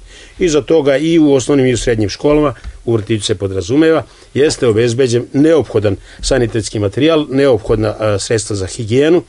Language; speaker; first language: Serbian; native; Serbian